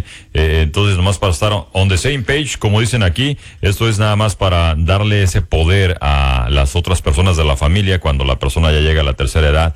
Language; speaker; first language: Spanish; native; Spanish